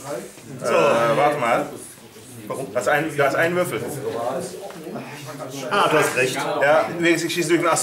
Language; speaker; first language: German; native; German